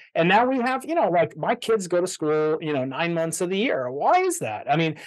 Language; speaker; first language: English; native; English